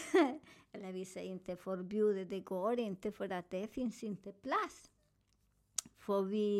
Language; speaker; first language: Swedish; non-native, learner; Spanish